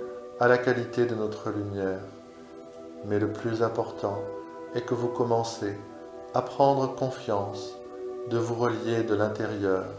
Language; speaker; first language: French; native; French